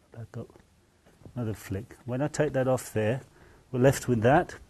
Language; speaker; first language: English; native; English